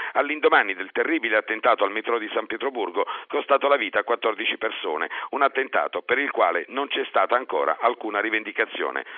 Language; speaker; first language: Italian; native; Italian